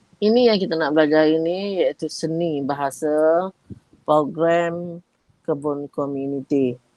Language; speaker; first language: Malay; native; Malay